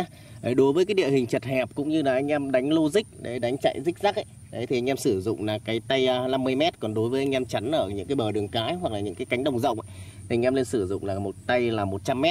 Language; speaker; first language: Vietnamese; native; Vietnamese